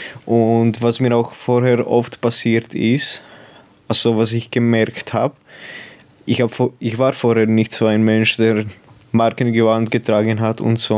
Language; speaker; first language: German; non-native, local second language; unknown